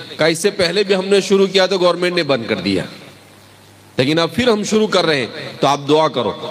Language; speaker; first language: Urdu; non-native, local second language; Gujarati